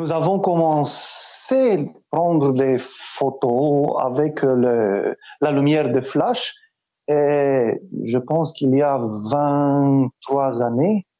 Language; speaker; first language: French; non-native, fluent; Romanian